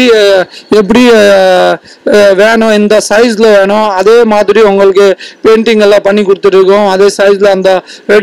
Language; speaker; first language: Tamil; non-native, fluent; Bangla